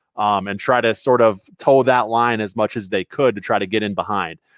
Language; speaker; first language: English; native; English